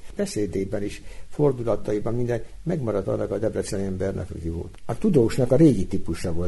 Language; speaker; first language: Hungarian; native; Hungarian